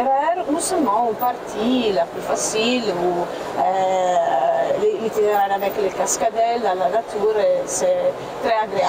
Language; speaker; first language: French; non-native, fluent; Italian